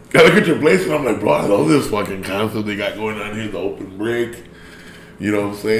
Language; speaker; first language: English; early bilingual, other home language; Spanish